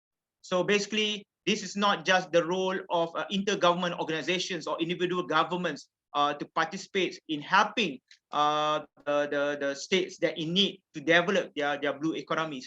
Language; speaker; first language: English; non-native, fluent; Malay